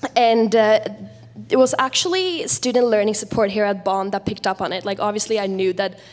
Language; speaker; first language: English; non-native, fluent; Swedish